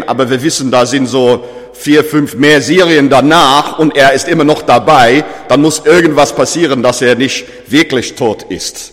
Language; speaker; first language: German; non-native, fluent; English